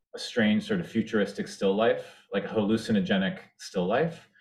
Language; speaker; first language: English; native; English